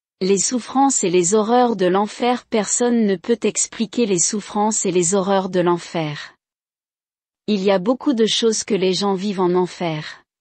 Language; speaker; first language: French; non-native, local second language; Rundi